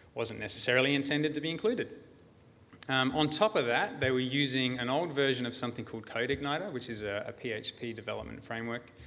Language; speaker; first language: English; native; English